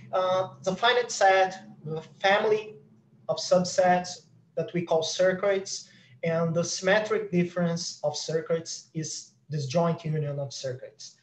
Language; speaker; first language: English; non-native, fluent; Portuguese